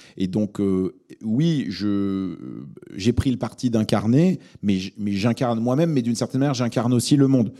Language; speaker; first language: French; native; French